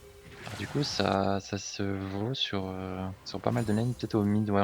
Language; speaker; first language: French; native; French